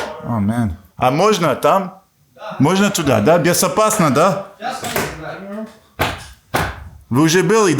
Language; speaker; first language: Russian; non-native, learner; English